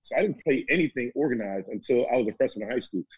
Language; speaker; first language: English; native; English